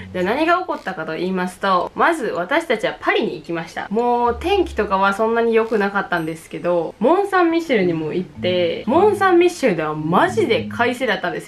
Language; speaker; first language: Japanese; native; Japanese